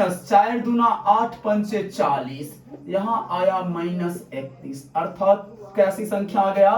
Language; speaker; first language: Hindi; native; Hindi